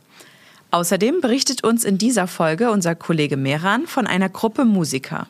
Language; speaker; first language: German; native; German